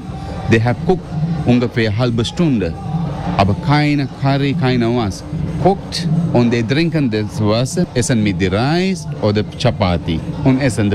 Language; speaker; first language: German; non-native, learner; Sinhala